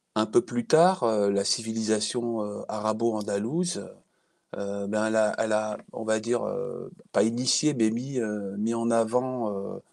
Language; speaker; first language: French; native; French